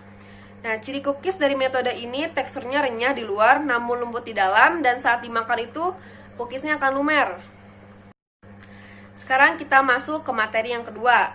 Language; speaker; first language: Indonesian; native; Indonesian